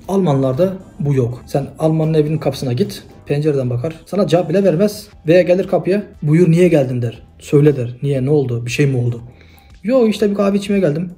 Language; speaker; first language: Turkish; native; Turkish